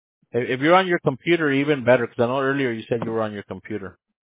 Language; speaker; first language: English; early bilingual, other home language; Spanish